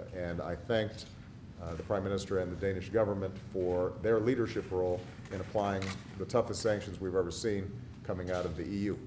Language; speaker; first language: English; native; English